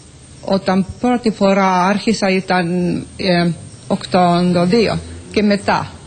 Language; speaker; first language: Greek; non-native, learner; Finnish